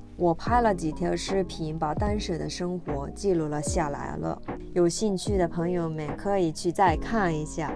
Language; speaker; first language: Chinese; non-native, fluent; Japanese